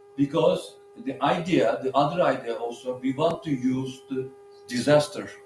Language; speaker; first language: English; non-native, learner; Turkish